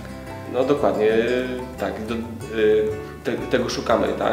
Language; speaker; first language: Polish; native; Polish